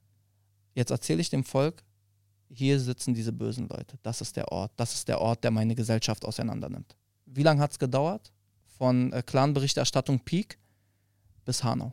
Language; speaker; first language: German; early bilingual, other home language; Arabic